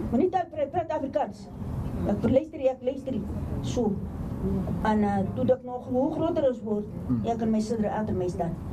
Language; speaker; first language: Dutch; non-native, local second language; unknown